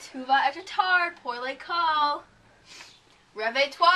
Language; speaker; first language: French; non-native, learner; English